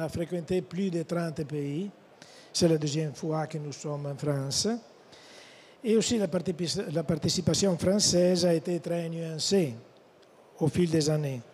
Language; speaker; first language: French; non-native, fluent; Italian